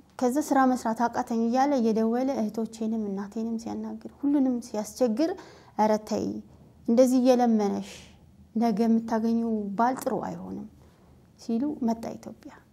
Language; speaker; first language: Amharic; native; Amharic